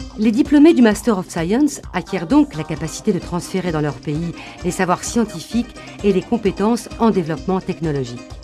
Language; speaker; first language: French; native; French